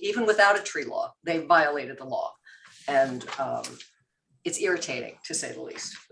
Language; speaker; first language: English; native; English